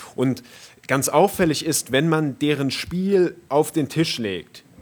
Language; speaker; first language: German; native; German